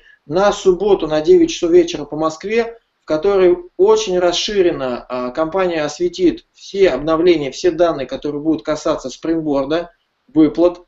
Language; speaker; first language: Russian; native; Russian